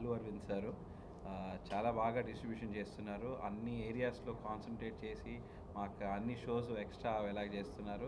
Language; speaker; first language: Telugu; native; Telugu